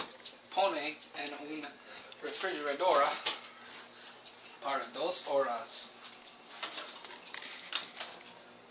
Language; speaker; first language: Spanish; non-native, learner; English